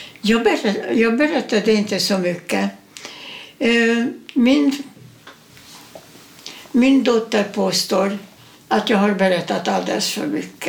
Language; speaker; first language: Swedish; non-native, fluent; Hungarian